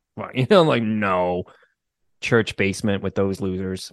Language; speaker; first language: English; native; English